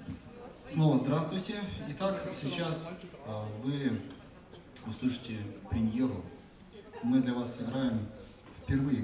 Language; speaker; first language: Russian; native; Russian